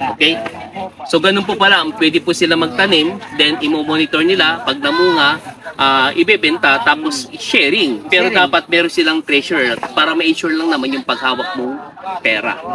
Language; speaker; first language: Filipino; native; Filipino